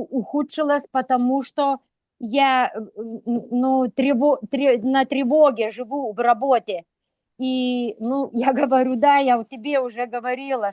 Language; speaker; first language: Russian; non-native, local second language; Lithuanian